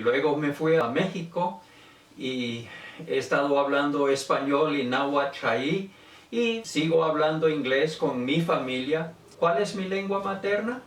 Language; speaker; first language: Spanish; native; Spanish